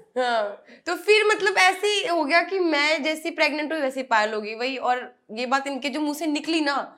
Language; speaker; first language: Hindi; native; Hindi